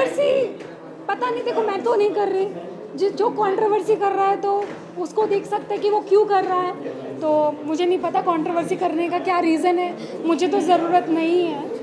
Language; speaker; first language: Hindi; native; Hindi